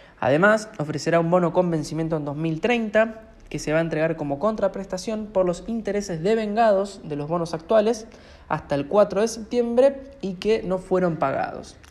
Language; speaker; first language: Spanish; native; Spanish